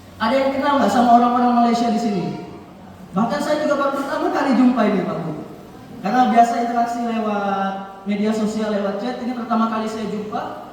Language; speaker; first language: Indonesian; native; Indonesian